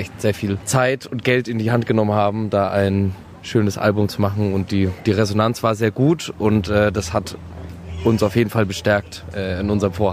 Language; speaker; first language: German; native; German